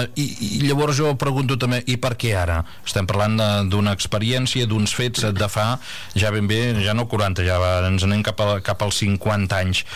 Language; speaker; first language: Catalan; native; Catalan